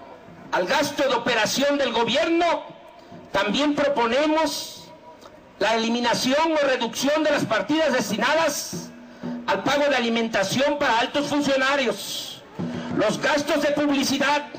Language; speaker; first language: Spanish; native; Spanish